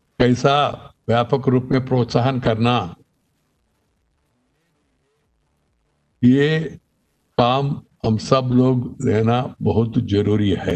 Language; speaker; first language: Hindi; non-native, local second language; Telugu